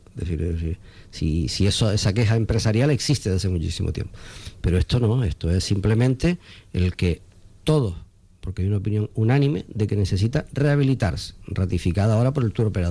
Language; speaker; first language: Spanish; native; Spanish